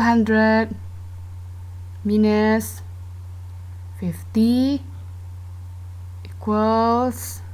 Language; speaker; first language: English; non-native, learner; Indonesian